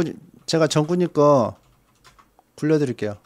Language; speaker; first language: Korean; native; Korean